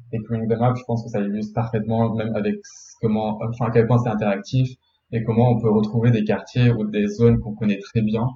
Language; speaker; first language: French; non-native, local second language; Arabic